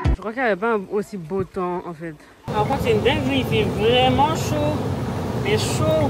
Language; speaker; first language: French; native; French